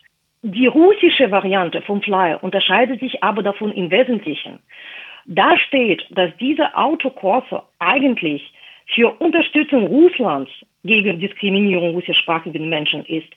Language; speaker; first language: German; non-native, fluent; Russian